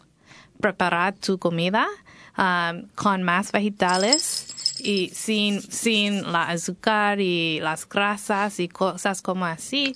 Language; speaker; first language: Spanish; non-native, fluent; English